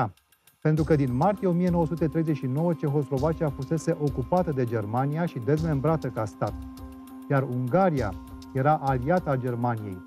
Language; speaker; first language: Romanian; native; Romanian